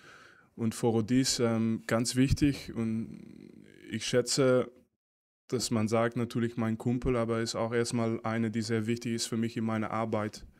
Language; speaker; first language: German; non-native, fluent; French